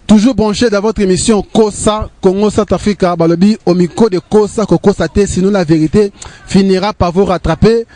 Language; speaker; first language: French; non-native, local second language; Lingala